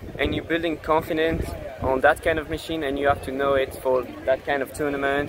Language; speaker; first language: English; non-native, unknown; French